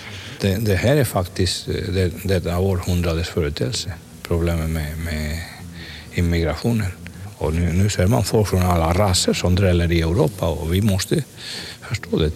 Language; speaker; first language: Swedish; non-native, fluent; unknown